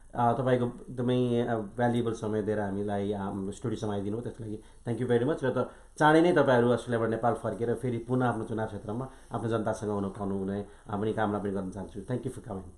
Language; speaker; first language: Nepali; native; Nepali